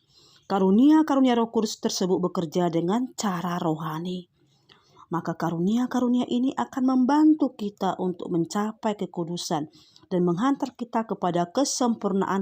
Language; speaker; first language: Indonesian; native; Indonesian